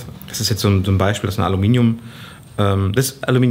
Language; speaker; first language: German; native; German